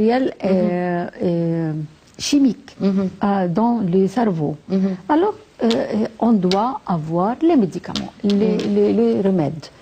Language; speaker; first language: French; non-native, fluent; Arabic